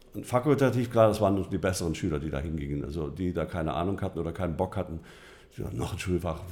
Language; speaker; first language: German; native; German